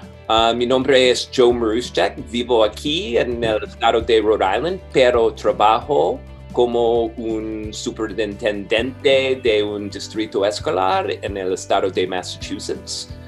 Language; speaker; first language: Spanish; non-native, fluent; English